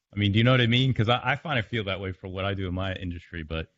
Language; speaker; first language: English; native; English